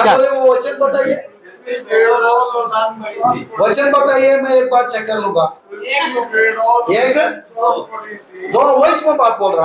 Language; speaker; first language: Hindi; non-native, local second language; Telugu